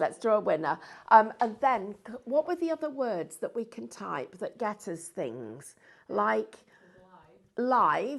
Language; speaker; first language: English; native; English